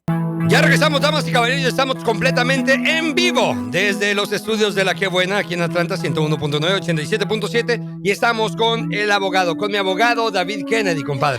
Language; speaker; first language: Spanish; native; Spanish